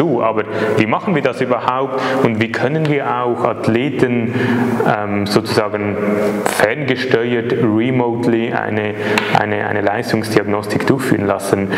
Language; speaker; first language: German; native; German